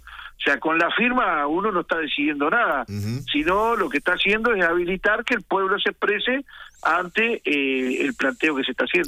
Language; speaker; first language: Spanish; native; Spanish